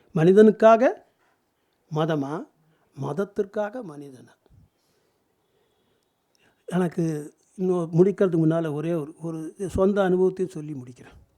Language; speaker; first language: Tamil; native; Tamil